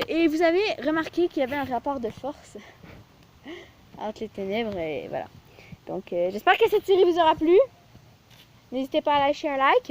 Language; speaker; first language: French; native; French